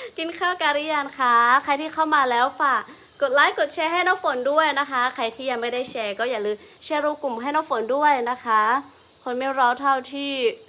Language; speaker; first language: Thai; non-native, local second language; Lahu